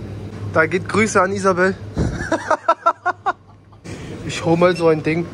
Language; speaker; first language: German; native; German